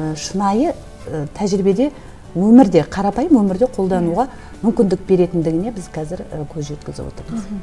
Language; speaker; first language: Kazakh; native; Kazakh